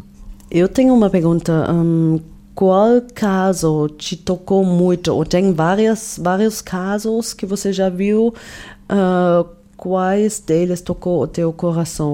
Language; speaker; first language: Portuguese; non-native, fluent; German